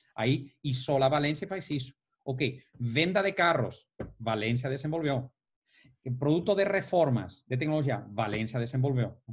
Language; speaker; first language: Portuguese; non-native, fluent; Spanish